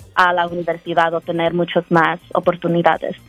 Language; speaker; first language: Spanish; early bilingual, heritage; Spanish